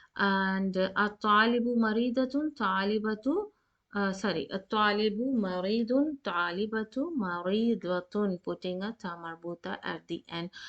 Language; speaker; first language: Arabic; non-native, fluent; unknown